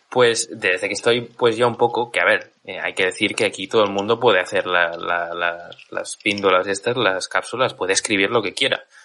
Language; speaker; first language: Spanish; native; Spanish